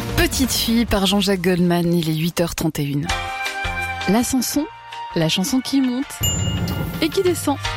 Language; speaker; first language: French; native; French